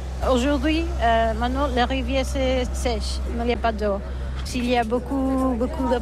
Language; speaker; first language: French; non-native, learner; Catalan